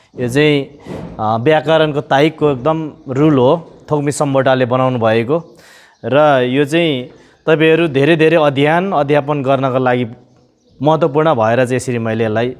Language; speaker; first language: Nepali; non-native, local second language; Eastern Tamang